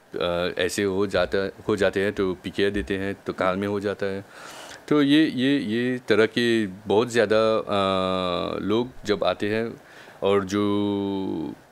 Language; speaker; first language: Hindi; non-native, local second language; Bhojpuri